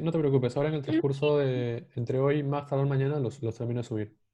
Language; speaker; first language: Spanish; native; Spanish